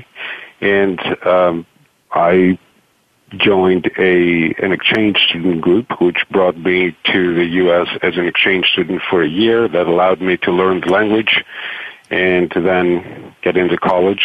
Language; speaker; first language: English; non-native, fluent; Greek